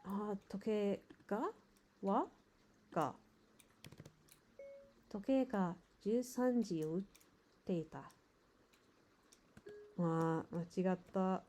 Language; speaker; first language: Japanese; non-native, learner; English